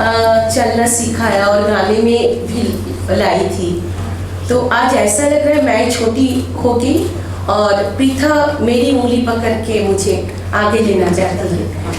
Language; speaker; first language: Hindi; non-native, local second language; Bangla